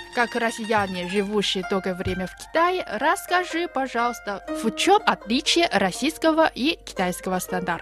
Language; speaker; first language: Russian; non-native, fluent; Chinese